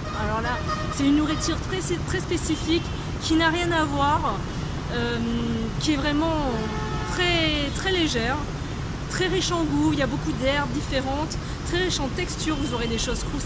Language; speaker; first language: French; native; French